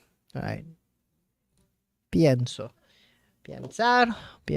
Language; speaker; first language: Spanish; non-native, learner; English